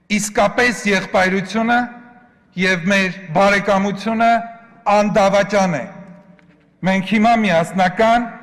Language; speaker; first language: Armenian; non-native, local second language; Kurdish